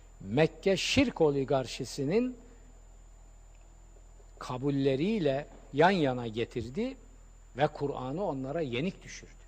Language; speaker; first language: Turkish; native; Turkish